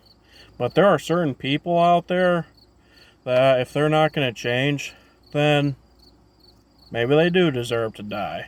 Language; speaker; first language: English; native; English